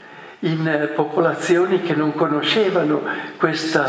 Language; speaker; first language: Italian; native; Italian